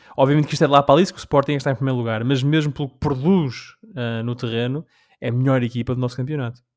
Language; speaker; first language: Portuguese; early bilingual, heritage; Portuguese